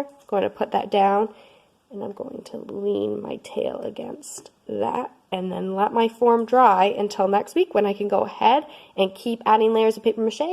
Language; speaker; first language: English; native; English